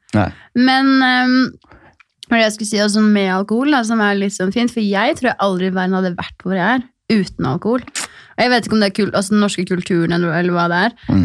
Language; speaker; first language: Norwegian; native; Norwegian